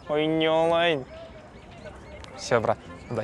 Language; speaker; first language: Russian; non-native, local second language; Kazakh